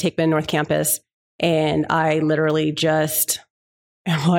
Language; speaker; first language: English; native; English